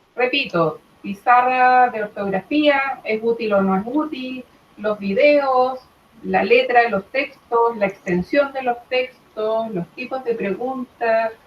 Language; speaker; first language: Spanish; native; Spanish